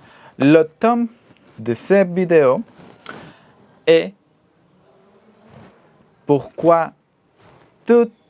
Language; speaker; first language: French; non-native, learner; Spanish